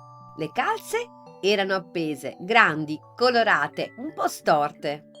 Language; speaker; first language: Italian; native; Italian